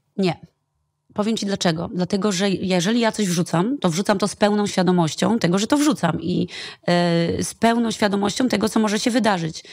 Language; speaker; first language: Polish; native; Polish